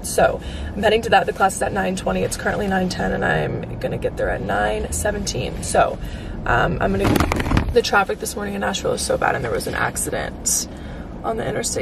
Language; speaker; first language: English; native; English